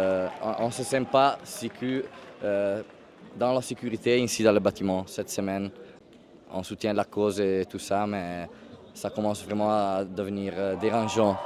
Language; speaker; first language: French; non-native, fluent; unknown